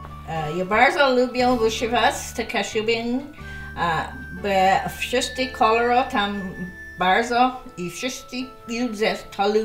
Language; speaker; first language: Polish; early bilingual, heritage; Polish